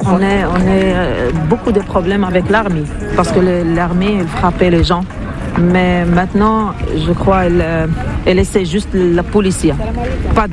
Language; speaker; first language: French; non-native, learner; Arabic